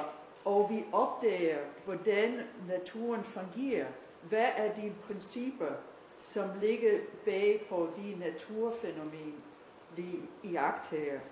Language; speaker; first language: Danish; non-native, fluent; English